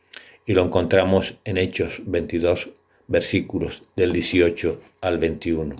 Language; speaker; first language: Spanish; native; Spanish